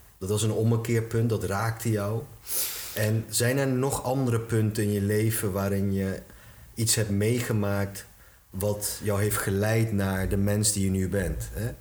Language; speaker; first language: Dutch; early bilingual, other home language; Turkish